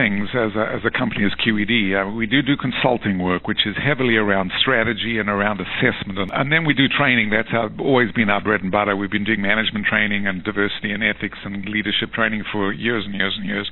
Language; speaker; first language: English; native; English